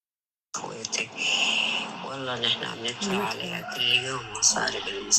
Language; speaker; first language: Arabic; native; Arabic